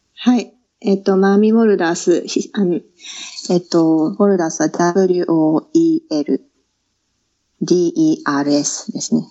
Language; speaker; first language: Japanese; native; Japanese